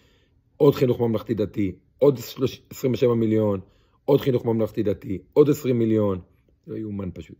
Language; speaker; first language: Hebrew; native; Hebrew